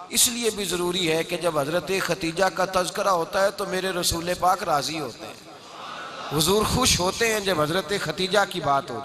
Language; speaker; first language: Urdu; non-native, local second language; Punjabi